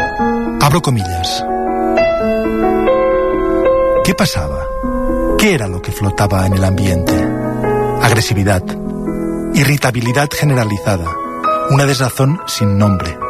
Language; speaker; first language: Spanish; native; Spanish